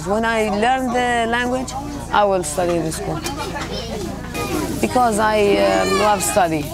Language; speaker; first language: English; non-native, learner; Arabic